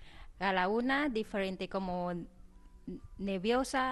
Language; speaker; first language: Spanish; non-native, learner; Thai